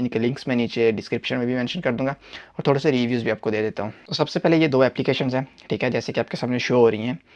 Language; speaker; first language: Hindi; non-native, local second language; Punjabi